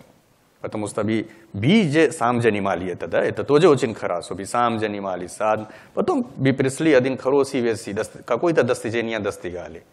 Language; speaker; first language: Russian; non-native, learner; Hindi